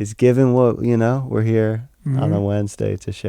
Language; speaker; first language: English; native; English